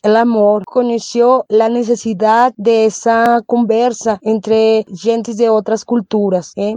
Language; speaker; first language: Portuguese; non-native, fluent; Spanish